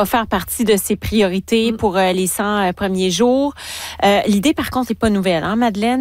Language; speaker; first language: French; native; French